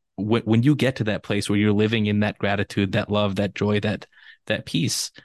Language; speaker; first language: English; native; English